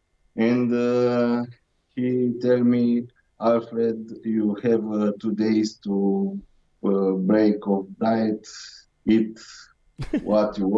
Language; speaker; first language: English; non-native, learner; Romanian